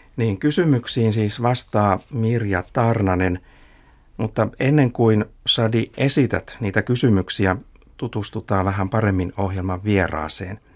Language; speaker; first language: Finnish; native; Finnish